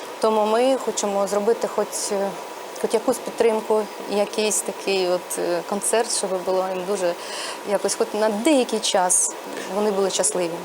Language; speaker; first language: Ukrainian; non-native, local second language; Russian